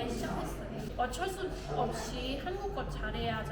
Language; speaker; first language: Korean; non-native, fluent; Vietnamese